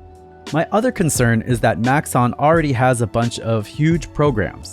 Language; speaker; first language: English; native; English